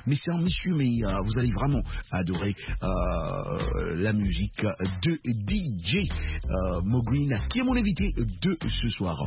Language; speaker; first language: French; non-native, local second language; Lingala